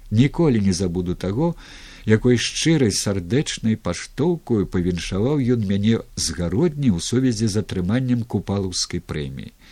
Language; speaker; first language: Belarusian; native; Belarusian